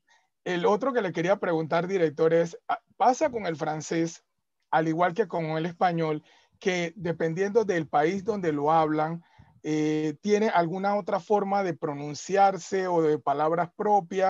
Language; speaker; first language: Spanish; native; Spanish